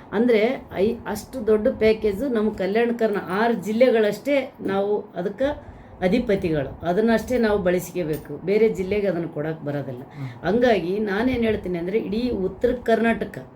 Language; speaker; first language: Kannada; native; Kannada